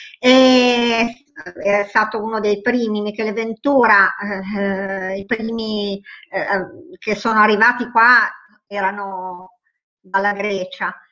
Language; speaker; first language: Italian; native; Italian